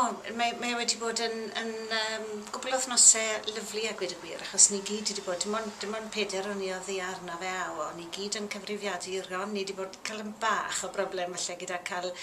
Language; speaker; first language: Welsh; native; Welsh